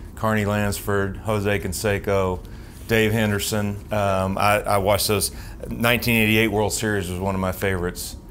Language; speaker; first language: English; native; English